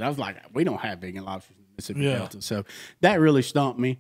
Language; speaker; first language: English; native; English